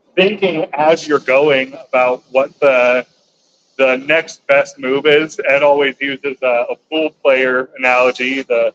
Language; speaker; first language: English; native; English